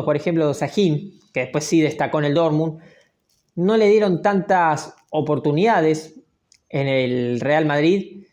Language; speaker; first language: Spanish; native; Spanish